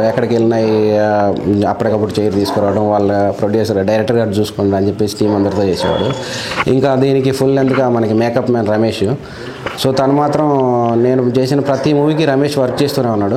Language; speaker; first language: Telugu; native; Telugu